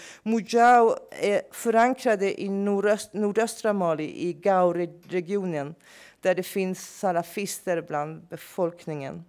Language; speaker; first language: Swedish; non-native, fluent; English